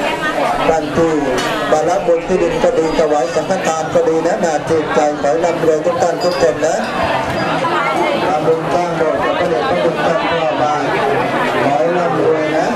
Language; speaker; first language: Thai; native; Thai